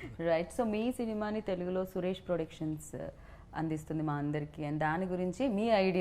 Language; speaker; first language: Telugu; native; Telugu